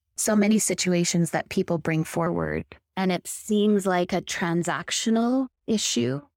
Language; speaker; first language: English; native; English